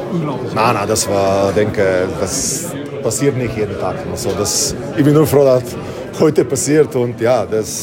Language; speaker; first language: German; non-native, fluent; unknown